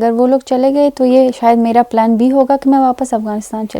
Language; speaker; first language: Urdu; non-native, fluent; Persian